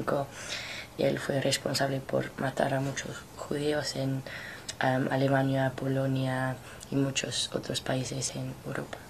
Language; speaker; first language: Spanish; non-native, fluent; English